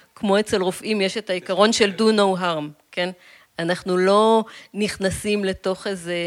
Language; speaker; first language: Hebrew; early bilingual, other home language; Russian